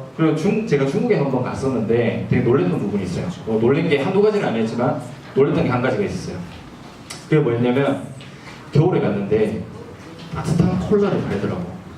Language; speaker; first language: Korean; non-native, fluent; Japanese